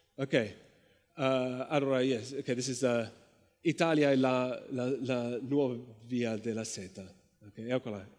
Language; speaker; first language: Italian; non-native, learner; English